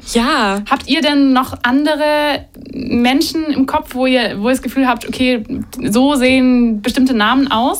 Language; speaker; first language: German; native; German